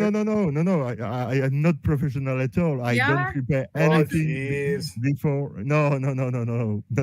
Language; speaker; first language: English; non-native, learner; French